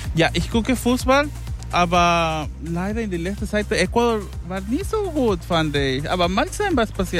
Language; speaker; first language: German; non-native, learner; Spanish